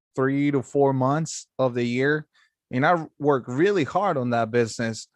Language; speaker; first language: English; non-native, fluent; Spanish